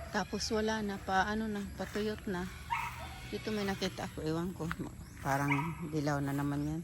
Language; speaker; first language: Filipino; non-native, local second language; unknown